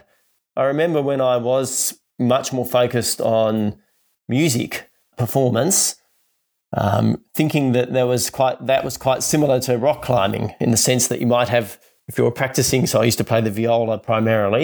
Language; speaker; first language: English; native; English